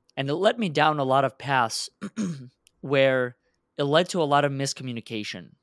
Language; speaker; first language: English; early bilingual, other home language; Russian